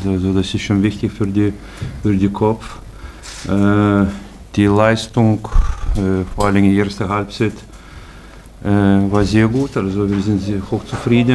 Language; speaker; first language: German; non-native, fluent; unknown